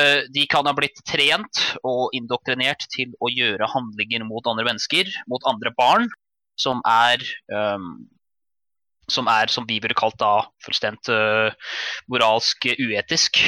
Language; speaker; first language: Norwegian; native; Norwegian